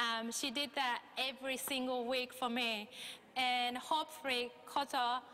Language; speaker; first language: English; non-native, fluent; Japanese